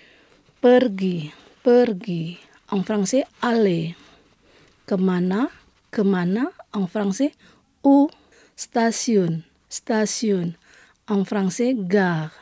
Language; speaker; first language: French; non-native, fluent; Indonesian